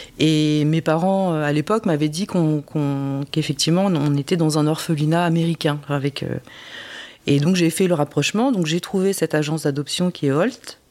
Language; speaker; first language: French; early bilingual, other home language; Korean